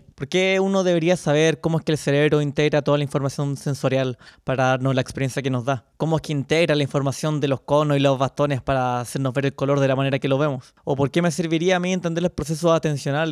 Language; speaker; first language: Spanish; native; Spanish